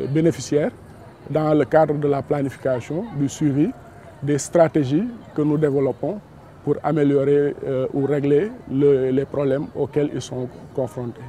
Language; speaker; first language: French; non-native, local second language; Wolof